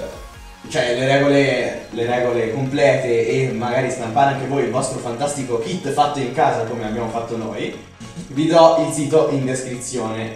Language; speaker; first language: Italian; native; Italian